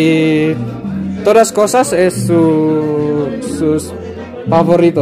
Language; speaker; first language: Spanish; non-native, learner; Indonesian